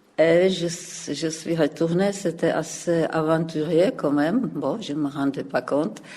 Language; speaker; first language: French; non-native, fluent; Czech